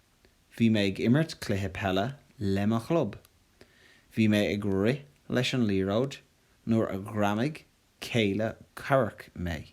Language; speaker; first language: Irish; non-native, local second language; English